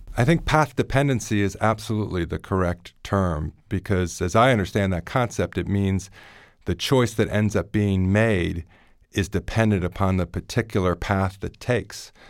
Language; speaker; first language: English; native; English